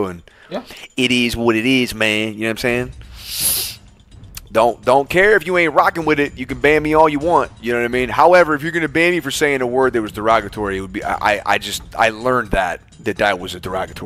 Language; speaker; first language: English; native; English